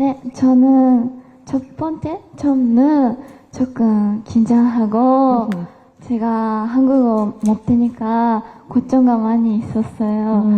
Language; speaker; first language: Korean; non-native, learner; Japanese